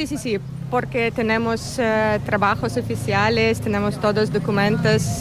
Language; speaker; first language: Spanish; non-native, learner; Ukrainian